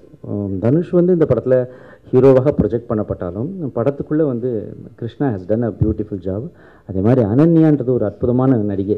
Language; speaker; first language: Tamil; native; Tamil